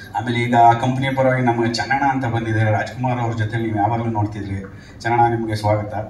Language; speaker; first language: Kannada; native; Kannada